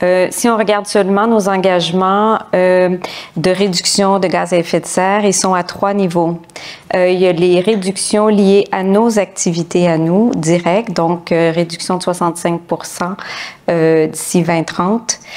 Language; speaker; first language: French; native; French